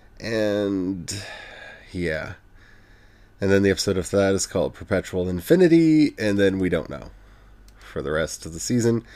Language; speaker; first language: English; native; English